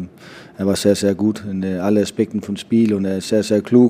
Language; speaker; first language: German; non-native, fluent; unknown